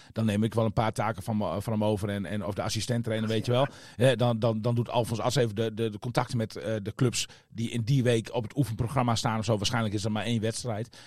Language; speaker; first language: Dutch; native; Dutch